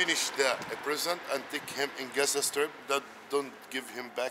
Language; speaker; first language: English; non-native, learner; Arabic